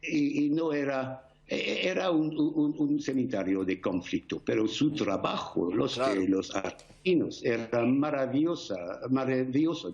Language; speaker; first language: Spanish; non-native, fluent; English